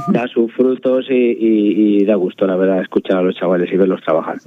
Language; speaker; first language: Spanish; native; Spanish